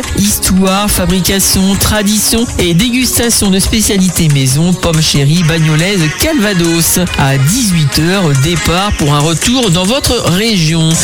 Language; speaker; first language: French; native; French